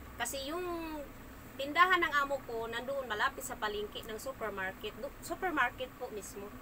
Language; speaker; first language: Filipino; non-native, local second language; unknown